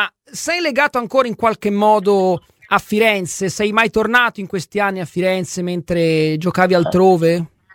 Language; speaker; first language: Italian; native; Italian